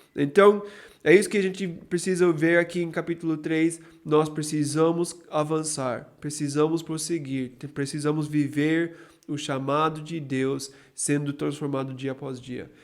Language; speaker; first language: Portuguese; non-native, fluent; English